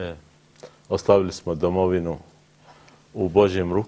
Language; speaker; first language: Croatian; non-native, learner; Arabic